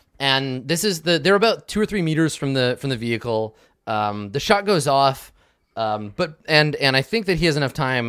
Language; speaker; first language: English; native; English